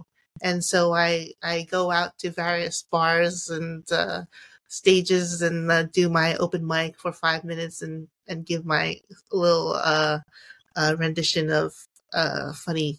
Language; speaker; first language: English; native; English